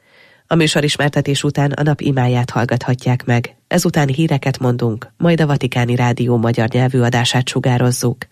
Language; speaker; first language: Hungarian; native; Hungarian